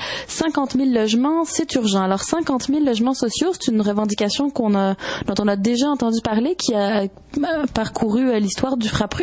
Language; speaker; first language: French; native; French